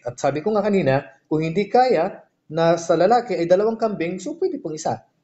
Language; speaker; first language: Filipino; native; Filipino